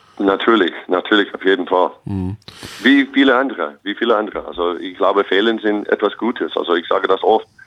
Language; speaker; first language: German; non-native, fluent; English